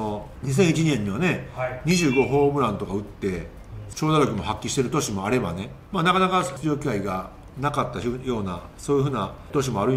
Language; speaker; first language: Japanese; native; Japanese